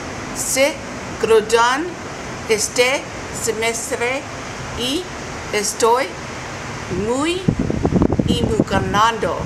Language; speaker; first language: Spanish; non-native, learner; English